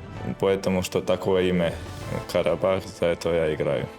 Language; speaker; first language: Russian; non-native, fluent; Croatian